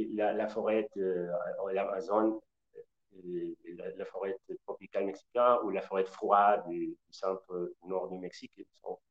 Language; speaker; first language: French; non-native, learner; Spanish